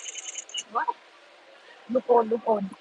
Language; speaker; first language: English; non-native, learner; Thai